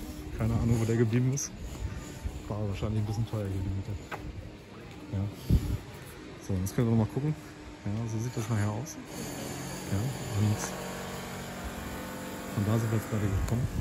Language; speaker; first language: German; native; German